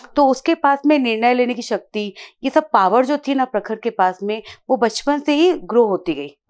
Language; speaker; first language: Hindi; native; Hindi